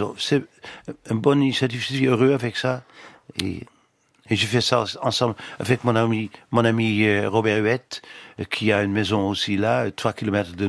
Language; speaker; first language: French; non-native, fluent; Dutch